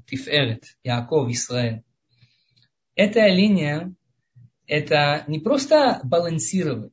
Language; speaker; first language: Russian; early bilingual, heritage; Russian